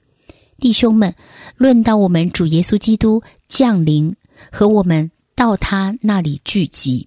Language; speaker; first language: Chinese; native; Chinese